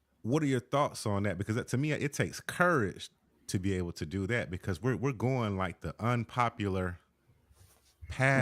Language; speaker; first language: English; native; English